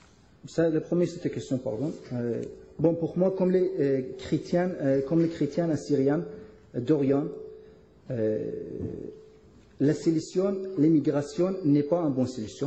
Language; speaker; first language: French; non-native, learner; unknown